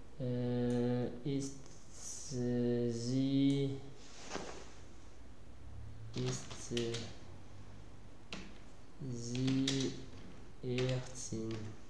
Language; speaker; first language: German; non-native, learner; Arabic